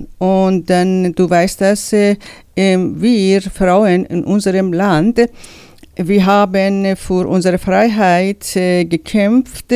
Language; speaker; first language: German; non-native, learner; Persian